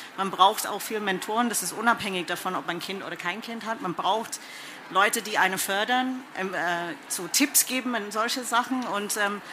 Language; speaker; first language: German; non-native, fluent; English